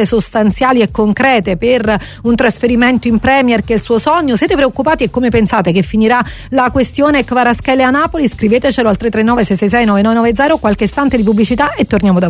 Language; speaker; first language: Italian; native; Italian